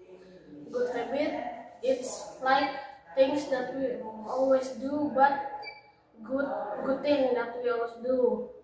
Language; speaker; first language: English; non-native, learner; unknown